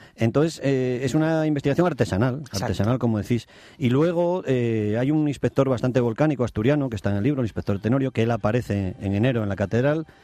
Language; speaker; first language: Spanish; native; Spanish